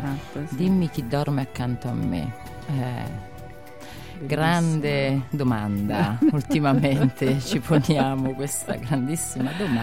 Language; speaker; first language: Italian; native; Italian